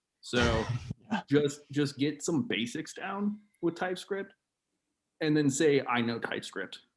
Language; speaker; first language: English; native; English